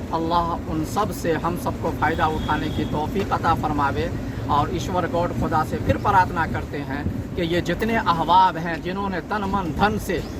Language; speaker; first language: Urdu; non-native, local second language; Gujarati